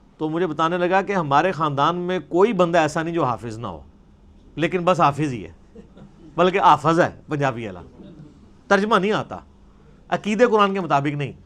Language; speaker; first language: Urdu; non-native, local second language; Punjabi